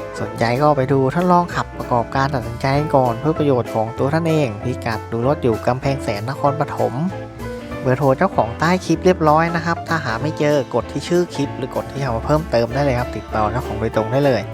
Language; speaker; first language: Thai; native; Thai